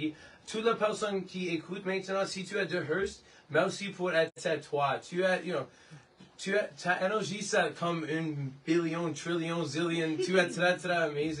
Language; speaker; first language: French; non-native, learner; English